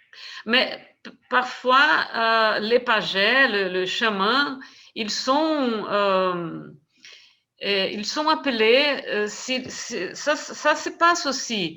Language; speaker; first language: French; non-native, fluent; Portuguese